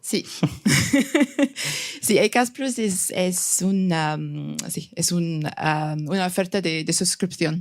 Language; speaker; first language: Spanish; non-native, fluent; English